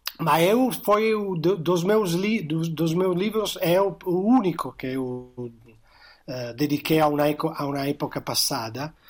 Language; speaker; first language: Portuguese; non-native, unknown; Italian